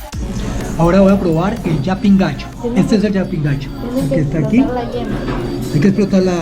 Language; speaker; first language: Spanish; native; Spanish